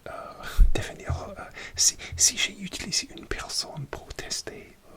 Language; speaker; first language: French; non-native, learner; English